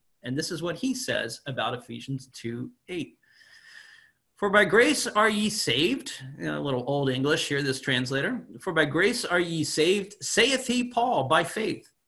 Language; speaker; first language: English; native; English